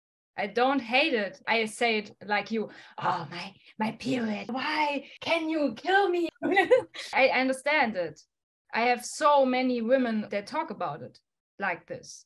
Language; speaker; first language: English; non-native, fluent; German